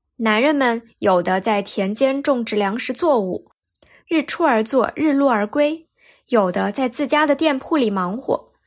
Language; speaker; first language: Chinese; native; Chinese